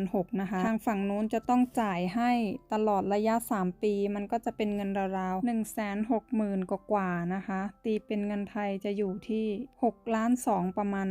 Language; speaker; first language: Thai; native; Thai